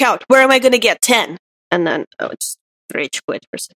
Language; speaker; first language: English; non-native, fluent; Russian